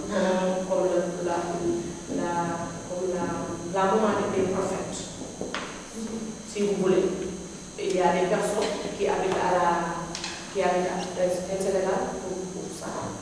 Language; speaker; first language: French; non-native, learner; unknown